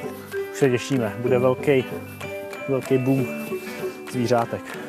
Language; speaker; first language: Czech; native; Czech